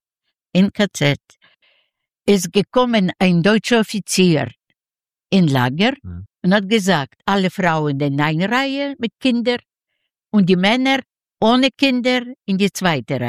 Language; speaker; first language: German; non-native, fluent; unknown